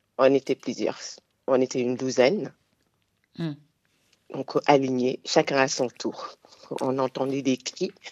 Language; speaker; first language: French; non-native, local second language; Wolof